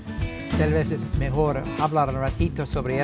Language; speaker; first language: Spanish; non-native, learner; English